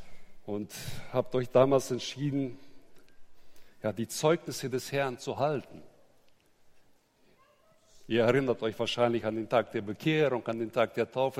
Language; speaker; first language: German; native; German